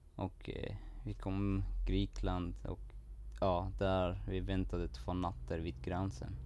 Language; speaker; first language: Swedish; non-native, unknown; Persian